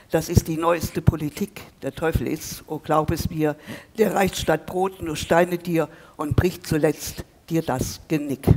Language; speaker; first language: German; native; German